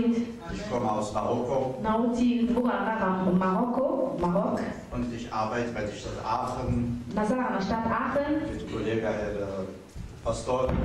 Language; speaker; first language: German; non-native, learner; Arabic